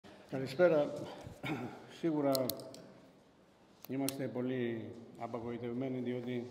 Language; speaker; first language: Greek; non-native, fluent; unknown